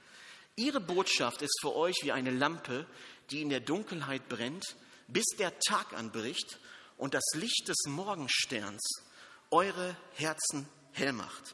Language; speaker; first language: German; native; German